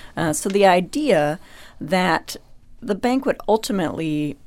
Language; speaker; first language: English; native; English